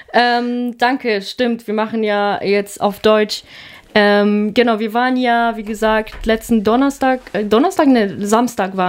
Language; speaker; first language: German; non-native, fluent; Ukrainian